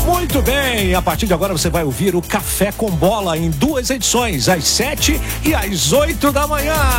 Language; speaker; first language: Portuguese; native; Portuguese